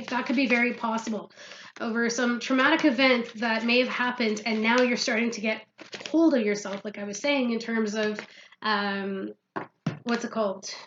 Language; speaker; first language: English; native; English